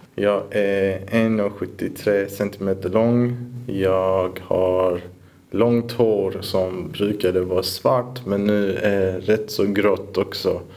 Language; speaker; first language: Swedish; early bilingual, other home language; Persian